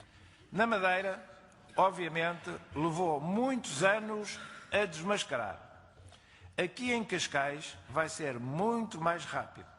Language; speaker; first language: Portuguese; native; Portuguese